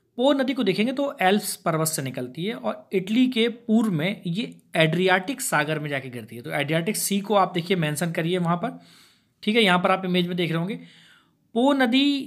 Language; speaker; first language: Hindi; native; Hindi